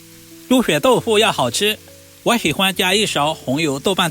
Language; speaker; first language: Chinese; native; Chinese